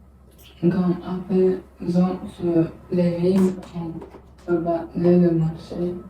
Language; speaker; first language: French; non-native, learner; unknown